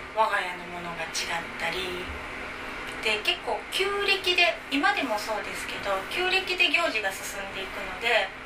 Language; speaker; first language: Japanese; native; Japanese